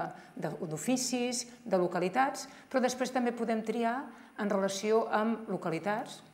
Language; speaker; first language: Catalan; native; Catalan